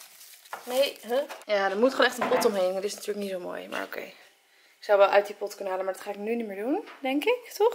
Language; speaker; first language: Dutch; native; Dutch